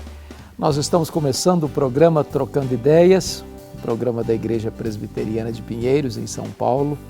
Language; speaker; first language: Portuguese; native; Portuguese